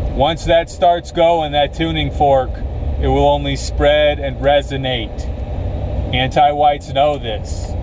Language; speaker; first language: English; native; English